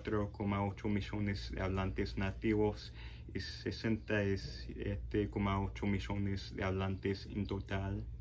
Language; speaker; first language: Spanish; non-native, fluent; English